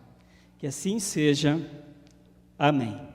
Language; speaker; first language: Portuguese; native; Portuguese